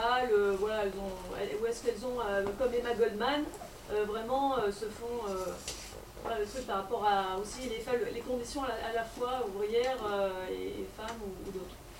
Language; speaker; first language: French; native; French